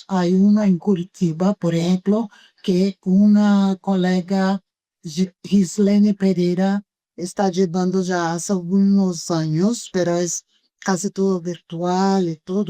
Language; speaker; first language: Spanish; non-native, fluent; Portuguese